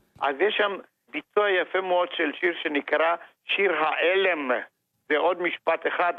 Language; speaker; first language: Hebrew; non-native, fluent; Romanian